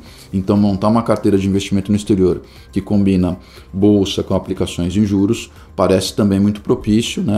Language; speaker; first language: Portuguese; native; Portuguese